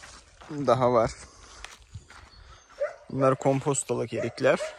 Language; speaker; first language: Turkish; native; Turkish